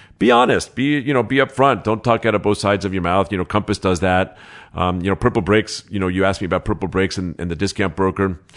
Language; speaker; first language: English; early bilingual, other home language; Spanish